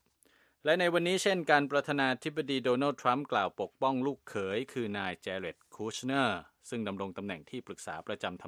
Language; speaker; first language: Thai; native; Thai